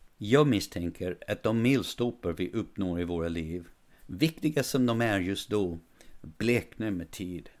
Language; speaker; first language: Swedish; non-native, fluent; English